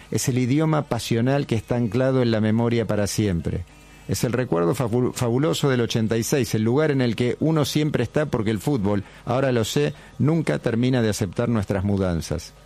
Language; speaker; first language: Spanish; native; Spanish